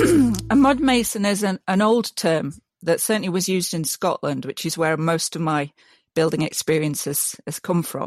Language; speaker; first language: English; native; English